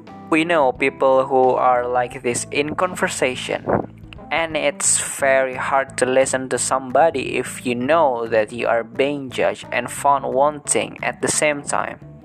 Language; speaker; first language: English; non-native, learner; Indonesian